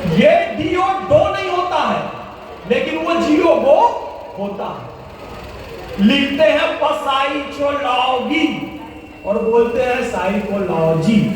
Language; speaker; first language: Hindi; native; Hindi